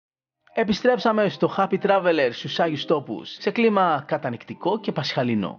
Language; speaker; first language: Greek; native; Greek